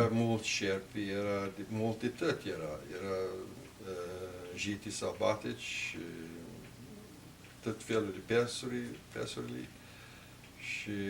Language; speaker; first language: Romanian; early bilingual, heritage; Romanian